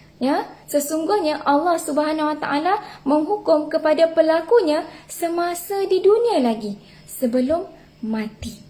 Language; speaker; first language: Malay; native; Malay